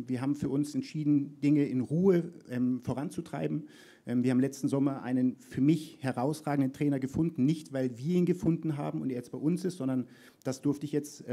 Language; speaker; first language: German; native; German